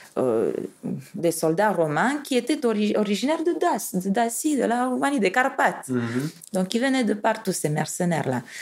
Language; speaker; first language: French; non-native, fluent; Romanian